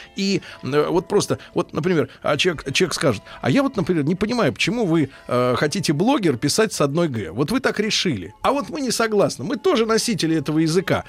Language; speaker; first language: Russian; native; Russian